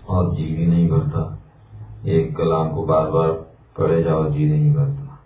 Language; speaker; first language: Urdu; native; Urdu